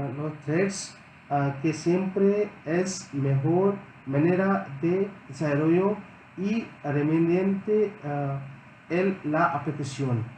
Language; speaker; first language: Spanish; non-native, learner; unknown